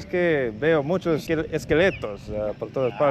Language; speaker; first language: Spanish; non-native, fluent; English